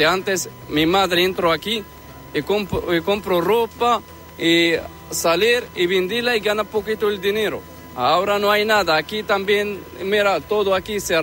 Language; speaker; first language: Spanish; non-native, learner; Arabic